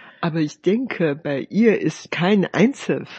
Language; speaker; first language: German; non-native, fluent; Chinese